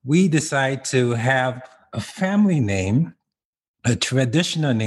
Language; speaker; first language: English; non-native, local second language; Yoruba